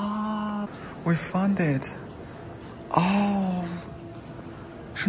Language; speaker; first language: English; non-native, learner; Chinese